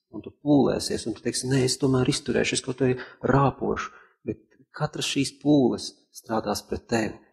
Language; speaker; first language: Latvian; native; Latvian